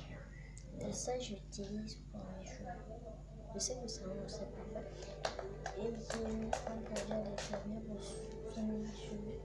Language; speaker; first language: French; non-native, local second language; Lingala